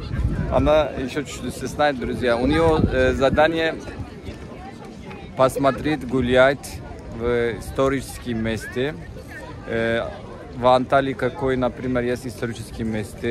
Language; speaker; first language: Russian; non-native, learner; Turkish